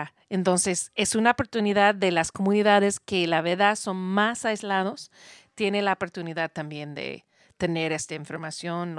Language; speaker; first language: Spanish; non-native, learner; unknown